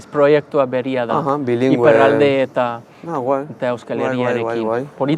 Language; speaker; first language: Basque; non-native, learner; English